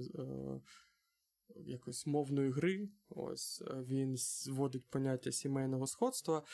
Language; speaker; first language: Ukrainian; non-native, local second language; Russian